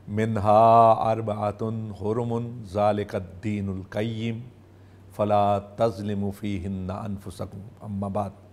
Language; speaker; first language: Urdu; non-native, local second language; Punjabi